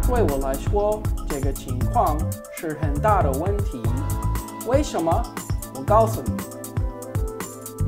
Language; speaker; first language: Chinese; non-native, learner; English